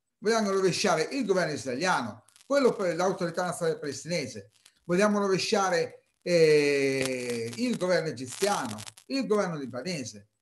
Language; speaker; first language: Italian; native; Italian